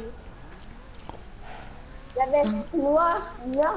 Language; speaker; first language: French; native; French